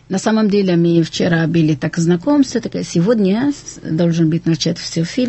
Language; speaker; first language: Russian; non-native, fluent; Arabic